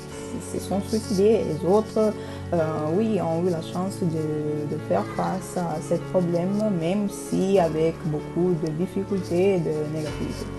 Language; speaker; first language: French; non-native, learner; Italian